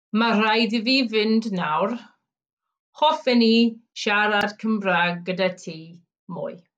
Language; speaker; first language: Welsh; non-native, learner; English